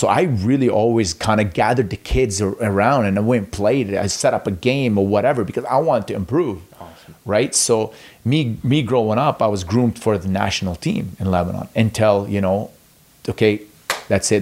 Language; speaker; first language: English; non-native, fluent; Arabic